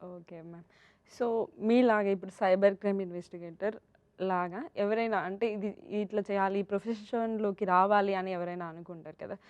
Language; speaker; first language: Telugu; native; Telugu